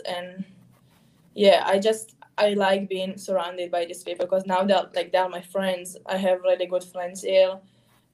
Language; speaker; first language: English; non-native, fluent; Hebrew